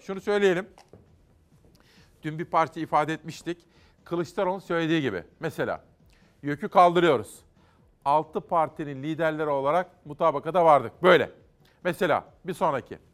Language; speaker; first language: Turkish; native; Turkish